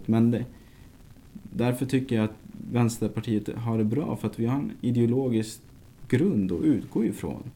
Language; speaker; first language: Swedish; native; Swedish